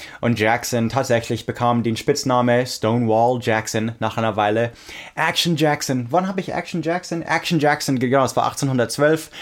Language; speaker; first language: German; non-native, fluent; English